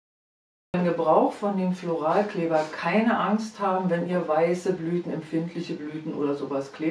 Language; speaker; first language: German; native; German